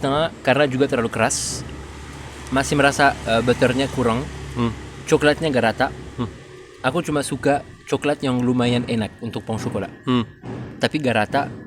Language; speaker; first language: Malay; non-native, fluent; French